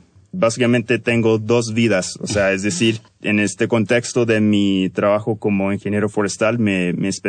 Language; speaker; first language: Spanish; early bilingual, heritage; Spanish